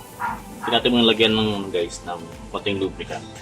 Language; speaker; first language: Filipino; native; Filipino